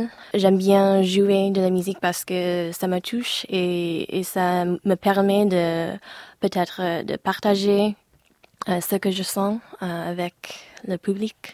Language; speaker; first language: French; non-native, fluent; English